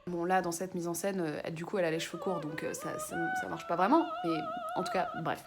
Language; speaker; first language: French; native; French